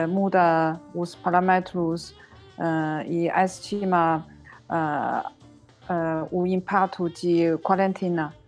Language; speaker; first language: Portuguese; non-native, learner; Chinese